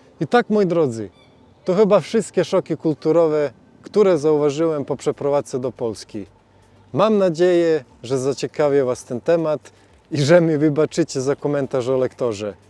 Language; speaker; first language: Polish; non-native, fluent; Serbian